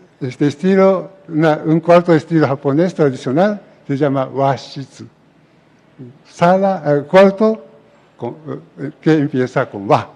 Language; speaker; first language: Spanish; non-native, fluent; Japanese